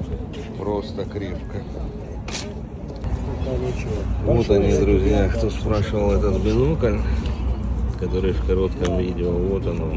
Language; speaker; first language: Russian; native; Russian